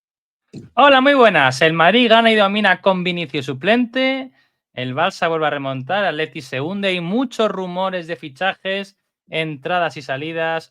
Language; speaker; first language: Spanish; native; Spanish